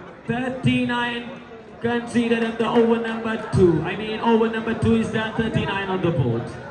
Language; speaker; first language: English; non-native, local second language; Malayalam